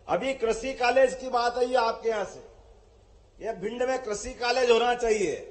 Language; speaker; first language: Hindi; native; Hindi